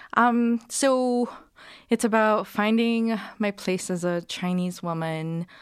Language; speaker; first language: English; native; English